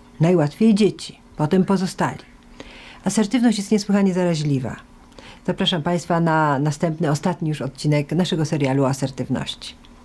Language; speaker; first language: Polish; native; Polish